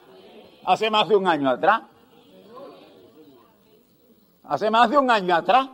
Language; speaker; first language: Spanish; native; Spanish